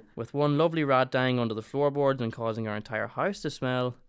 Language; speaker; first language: English; native; English